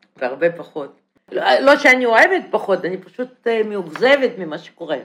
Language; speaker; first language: Hebrew; non-native, fluent; Russian